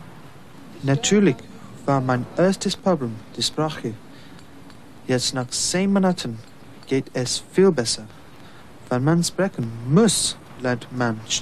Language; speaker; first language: German; non-native, learner; English